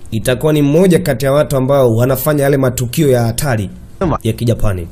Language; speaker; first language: Swahili; native; Swahili